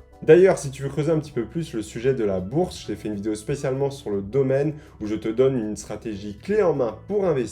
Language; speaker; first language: French; native; French